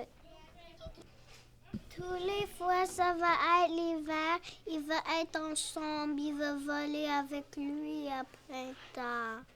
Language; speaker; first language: French; non-native, local second language; English